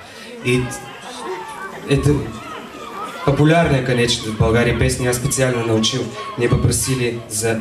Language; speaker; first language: Russian; non-native, learner; Bulgarian